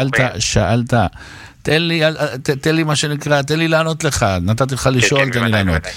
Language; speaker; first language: Hebrew; native; Hebrew